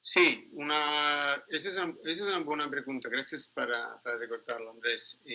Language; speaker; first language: Spanish; non-native, learner; Italian